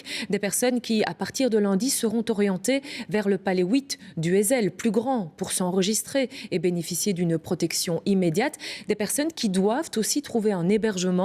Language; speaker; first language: French; native; French